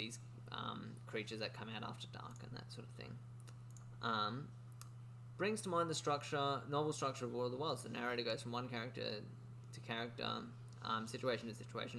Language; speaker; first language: English; native; English